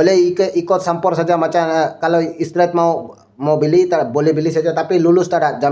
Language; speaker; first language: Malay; non-native, local second language; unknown